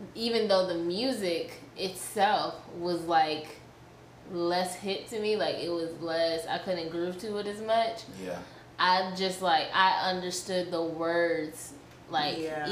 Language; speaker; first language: English; native; English